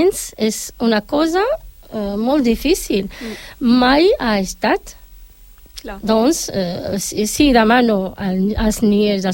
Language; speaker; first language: Catalan; non-native, fluent; Arabic